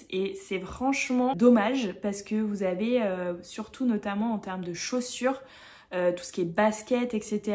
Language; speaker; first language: French; native; French